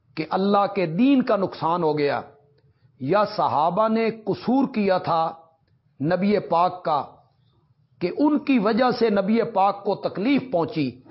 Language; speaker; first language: Urdu; non-native, local second language; Punjabi